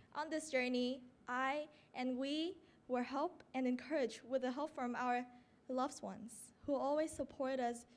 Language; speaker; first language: English; non-native, fluent; Vietnamese